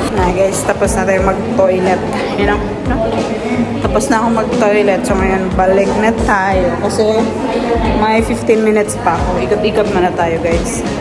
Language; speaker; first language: Filipino; non-native, local second language; Cebuano